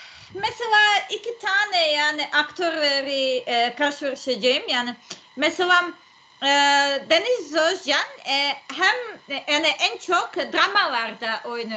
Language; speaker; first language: Turkish; non-native, learner; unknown